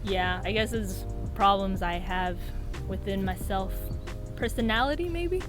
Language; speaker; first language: English; native; English